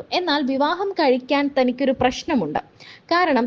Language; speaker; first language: Malayalam; native; Malayalam